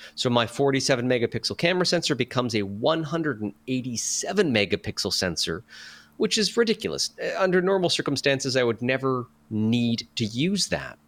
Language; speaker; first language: English; native; English